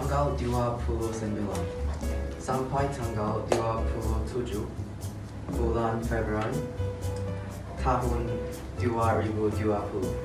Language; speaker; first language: Indonesian; non-native, learner; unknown